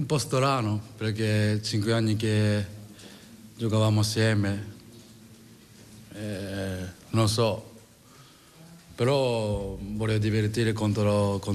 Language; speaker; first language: Italian; non-native, learner; Japanese